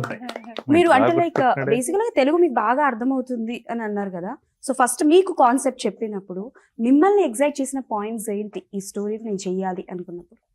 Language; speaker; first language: Telugu; native; Telugu